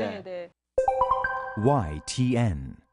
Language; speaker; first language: Korean; native; Korean